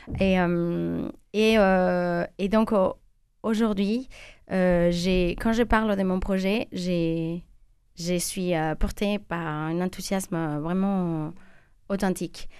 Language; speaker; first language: French; non-native, fluent; Spanish